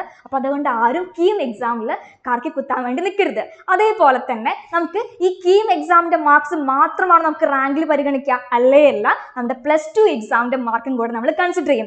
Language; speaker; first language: Malayalam; native; Malayalam